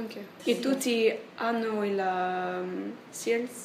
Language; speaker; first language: Italian; non-native, learner; French